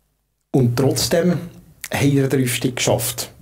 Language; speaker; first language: German; native; German